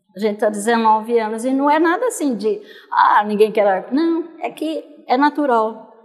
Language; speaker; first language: Portuguese; native; Portuguese